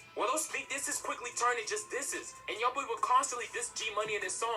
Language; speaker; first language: English; native; English